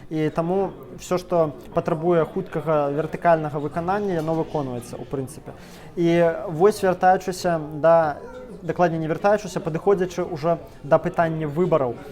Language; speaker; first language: Belarusian; native; Belarusian